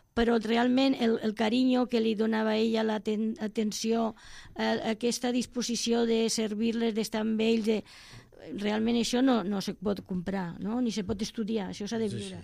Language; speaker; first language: Catalan; non-native, local second language; Spanish